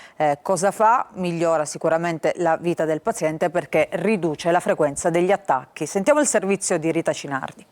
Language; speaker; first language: Italian; native; Italian